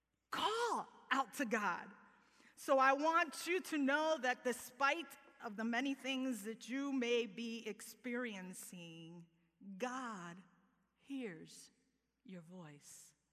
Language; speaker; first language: English; early bilingual, other home language; Spanish